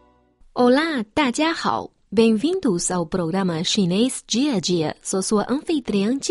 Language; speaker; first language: Portuguese; non-native, fluent; Chinese